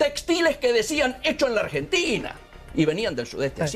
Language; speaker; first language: Spanish; native; Spanish